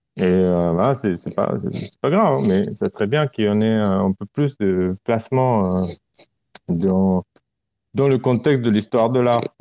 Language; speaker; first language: French; non-native, fluent; Romanian